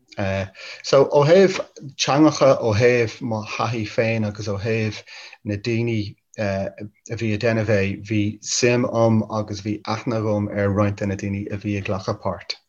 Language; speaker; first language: Irish; non-native, local second language; English